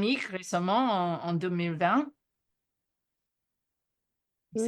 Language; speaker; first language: French; non-native, fluent; English